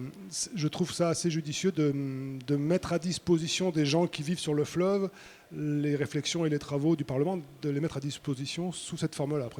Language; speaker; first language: French; native; French